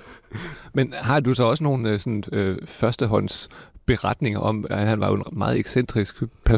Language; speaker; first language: Danish; native; Danish